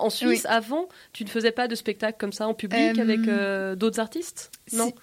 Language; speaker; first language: French; native; French